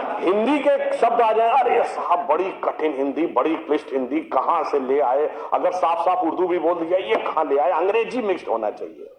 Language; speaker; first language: Hindi; native; Hindi